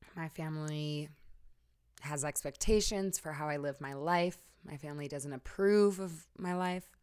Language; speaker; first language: English; native; English